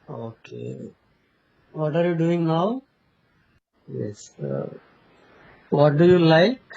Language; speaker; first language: English; non-native, local second language; Telugu